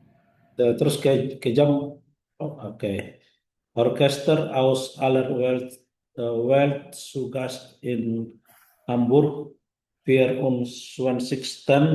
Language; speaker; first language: German; non-native, learner; Indonesian